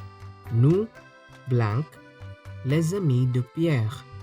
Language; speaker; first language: French; non-native, fluent; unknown